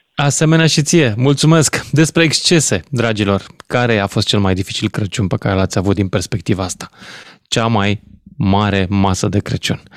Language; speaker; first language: Romanian; native; Romanian